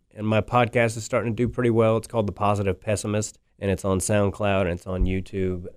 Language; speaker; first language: English; native; English